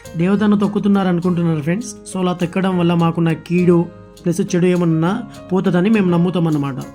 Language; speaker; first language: Telugu; non-native, local second language; Lambadi